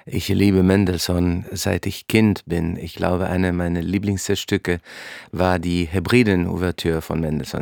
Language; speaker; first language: German; non-native, fluent; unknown